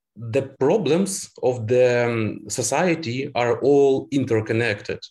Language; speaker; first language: English; non-native, fluent; Ukrainian